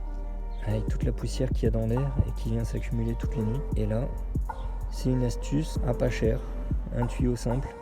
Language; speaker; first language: French; native; French